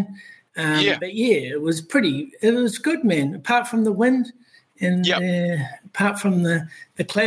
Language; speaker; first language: English; native; English